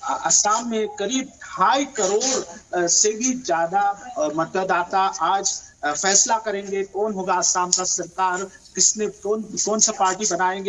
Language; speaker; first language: Hindi; non-native, local second language; Assamese